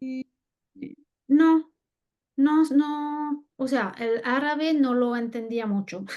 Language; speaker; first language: Spanish; non-native, fluent; French